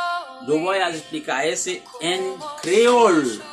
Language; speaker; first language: Spanish; non-native, learner; Haitian Creole